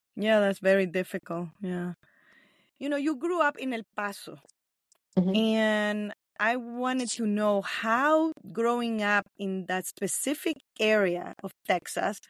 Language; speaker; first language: English; non-native, fluent; Spanish